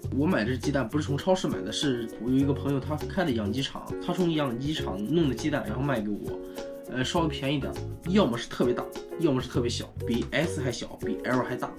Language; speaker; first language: Chinese; native; Chinese